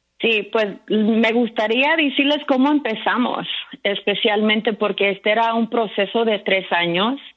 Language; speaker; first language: Spanish; early bilingual, heritage; Spanish